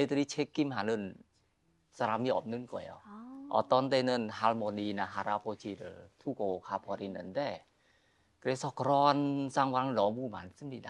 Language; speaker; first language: Korean; non-native, fluent; Khmer